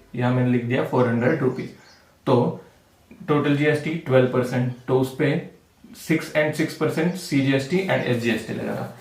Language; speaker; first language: Hindi; non-native, local second language; Marathi